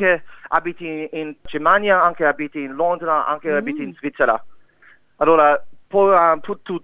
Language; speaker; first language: Italian; non-native, learner; English